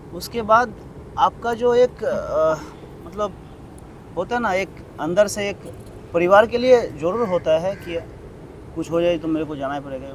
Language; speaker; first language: Hindi; non-native, local second language; Bangla